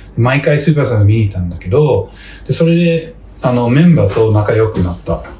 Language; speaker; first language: Japanese; non-native, fluent; English